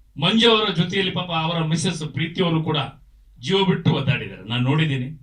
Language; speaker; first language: Kannada; native; Kannada